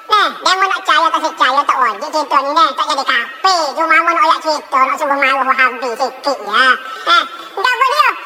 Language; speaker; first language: Malay; native; Malay